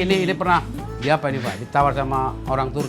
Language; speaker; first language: Indonesian; native; Indonesian